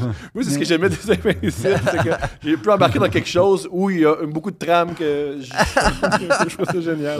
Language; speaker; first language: French; native; French